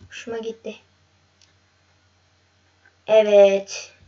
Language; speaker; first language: Turkish; native; Turkish